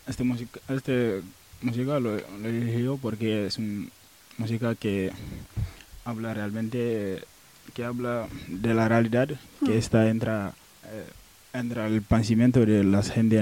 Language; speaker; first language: Spanish; non-native, learner; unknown